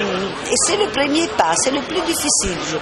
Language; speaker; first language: French; non-native, fluent; Italian